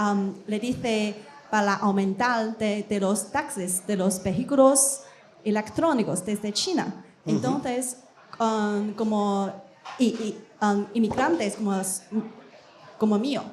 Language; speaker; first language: Spanish; non-native, learner; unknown